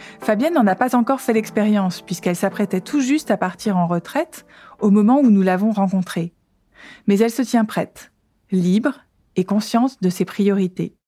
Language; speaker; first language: French; native; French